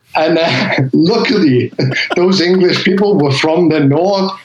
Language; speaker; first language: English; native; English